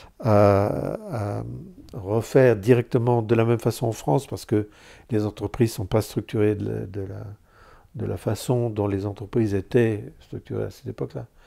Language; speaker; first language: French; native; French